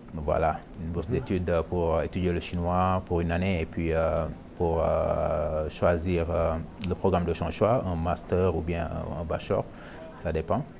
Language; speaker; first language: French; non-native, local second language; Wolof